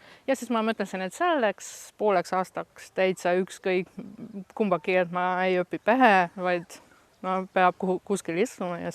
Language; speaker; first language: Estonian; non-native, fluent; Hungarian